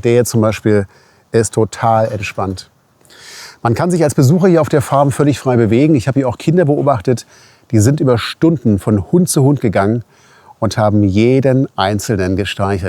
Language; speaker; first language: German; native; German